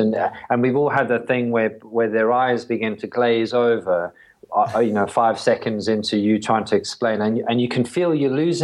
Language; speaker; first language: English; native; English